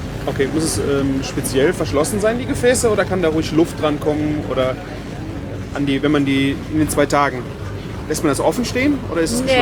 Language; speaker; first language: German; native; German